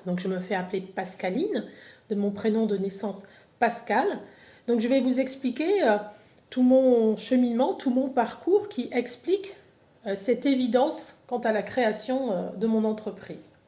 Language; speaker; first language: French; native; French